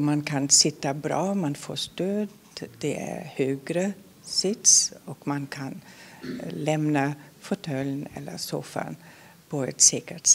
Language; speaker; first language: Swedish; non-native, fluent; German